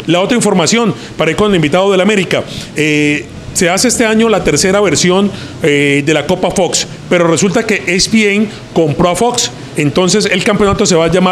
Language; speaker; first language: Spanish; native; Spanish